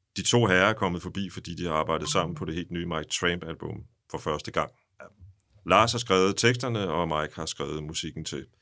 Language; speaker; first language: Danish; native; Danish